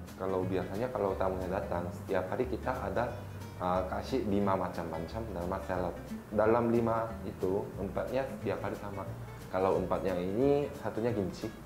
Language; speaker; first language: Indonesian; non-native, fluent; Korean